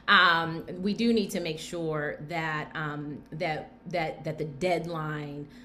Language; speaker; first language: English; native; English